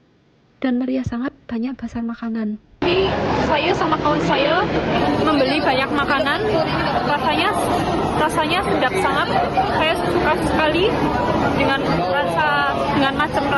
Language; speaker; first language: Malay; non-native, learner; Indonesian